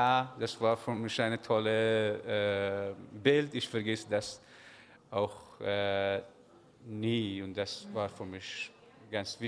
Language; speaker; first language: German; non-native, learner; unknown